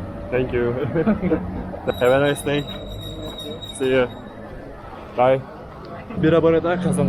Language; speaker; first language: English; non-native, learner; Turkish